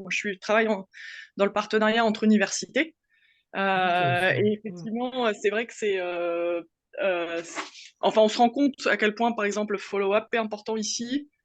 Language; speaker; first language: French; native; French